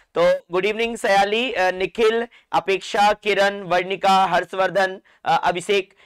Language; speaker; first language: Hindi; non-native, local second language; Marathi